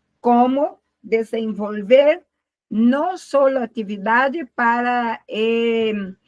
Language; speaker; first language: Spanish; non-native, learner; Portuguese